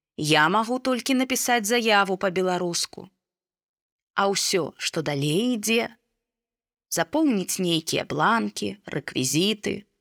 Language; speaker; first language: Belarusian; non-native, local second language; Russian